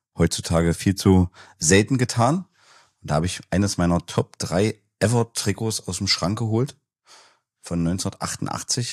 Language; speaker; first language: German; native; German